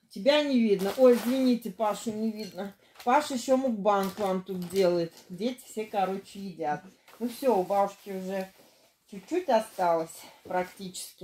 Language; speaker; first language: Russian; native; Russian